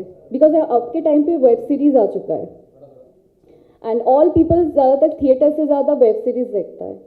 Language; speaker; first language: Hindi; non-native, local second language; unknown